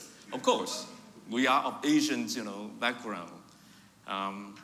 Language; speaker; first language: English; non-native, fluent; Vietnamese